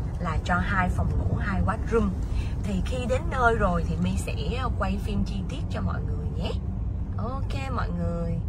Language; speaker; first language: Vietnamese; native; Vietnamese